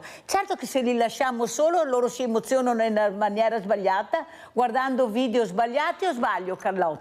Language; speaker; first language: Italian; native; Italian